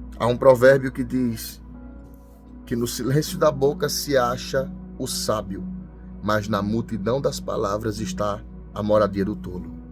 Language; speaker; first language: Portuguese; native; Portuguese